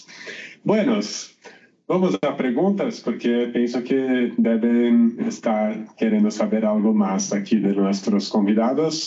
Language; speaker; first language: Spanish; non-native, learner; Portuguese